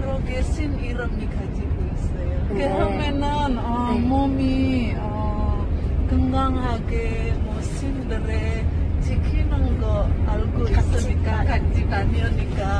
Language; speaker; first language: Korean; non-native, learner; Indonesian